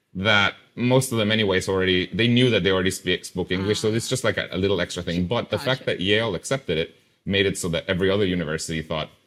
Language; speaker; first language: English; non-native, fluent; Spanish